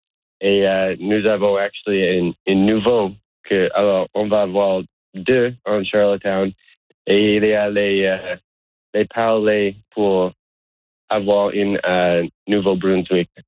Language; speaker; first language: French; non-native, learner; English